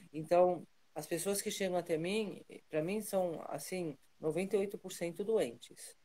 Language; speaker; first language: Portuguese; non-native, fluent; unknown